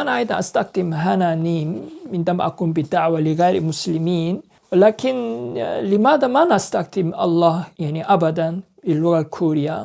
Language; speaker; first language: Arabic; non-native, learner; Korean